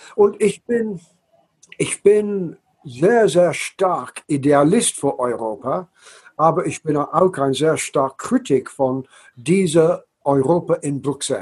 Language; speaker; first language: German; non-native, learner; English